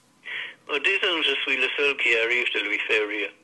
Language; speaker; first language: French; non-native, fluent; English